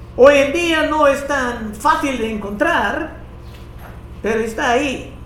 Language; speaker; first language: Spanish; non-native, fluent; English